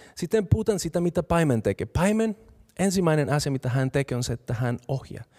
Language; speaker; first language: Finnish; non-native, fluent; Spanish